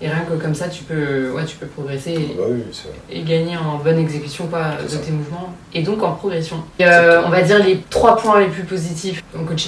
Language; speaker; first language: French; native; French